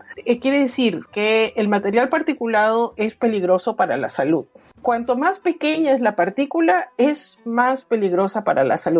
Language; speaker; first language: Spanish; native; Spanish